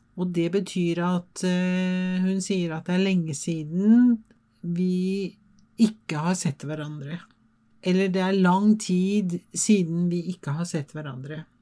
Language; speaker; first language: Norwegian; non-native, fluent; Spanish